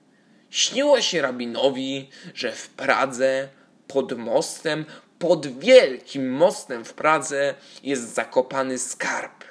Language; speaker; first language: Polish; native; Polish